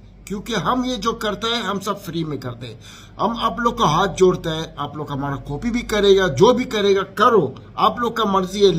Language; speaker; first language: Hindi; non-native, learner; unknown